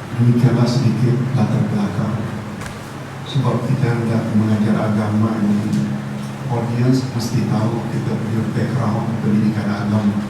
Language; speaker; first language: Malay; native; Malay